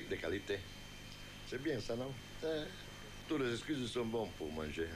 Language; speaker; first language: French; non-native, fluent; Italian